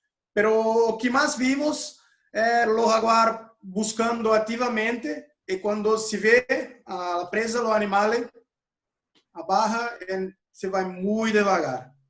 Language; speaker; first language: Spanish; non-native, learner; Portuguese